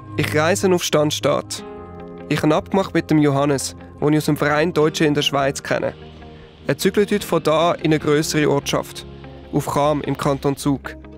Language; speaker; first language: German; native; German